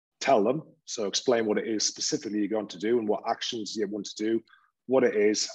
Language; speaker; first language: English; native; English